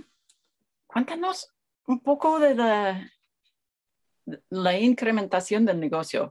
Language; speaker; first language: Spanish; non-native, fluent; English